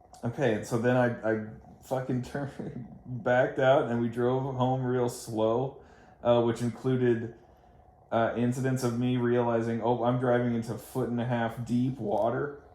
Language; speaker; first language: English; native; English